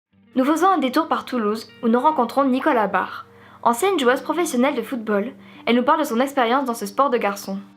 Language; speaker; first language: French; native; French